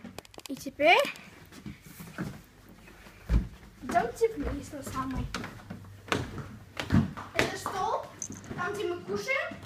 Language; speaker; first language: Russian; early bilingual, heritage; Russian